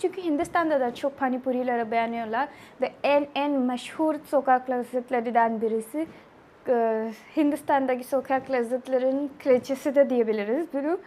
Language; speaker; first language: Turkish; non-native, learner; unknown